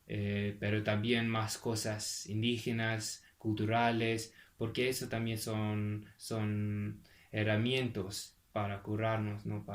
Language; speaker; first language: Spanish; non-native, fluent; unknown